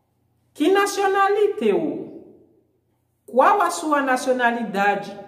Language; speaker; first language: Portuguese; non-native, fluent; Haitian Creole